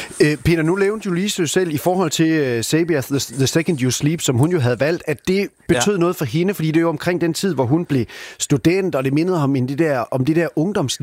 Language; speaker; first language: Danish; native; Danish